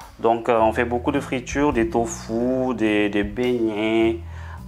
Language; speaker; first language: French; non-native, fluent; Indonesian